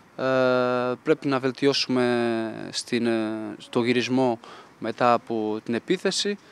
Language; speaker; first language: Greek; non-native, fluent; Portuguese